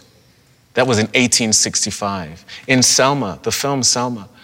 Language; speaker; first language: English; native; English